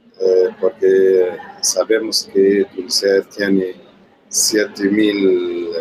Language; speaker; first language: Spanish; non-native, learner; Arabic